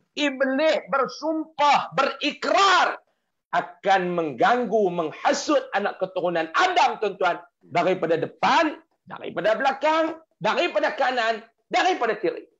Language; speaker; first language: Malay; native; Malay